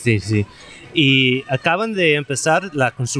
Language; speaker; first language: Spanish; non-native, learner; English